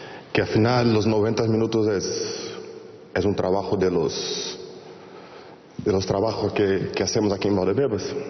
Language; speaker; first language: Spanish; non-native, fluent; Portuguese